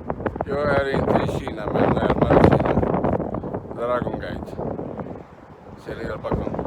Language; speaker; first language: Swedish; non-native, fluent; Spanish